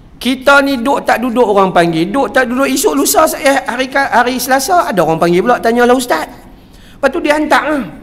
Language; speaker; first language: Malay; native; Malay